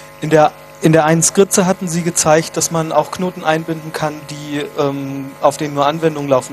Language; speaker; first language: German; native; German